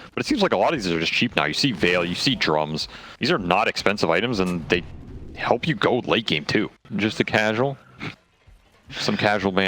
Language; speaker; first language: English; native; English